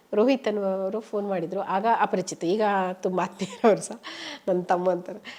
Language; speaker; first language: Kannada; non-native, local second language; Tulu